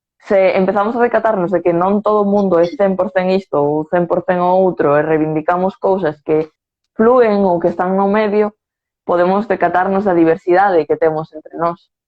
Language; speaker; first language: Galician; non-native, local second language; Spanish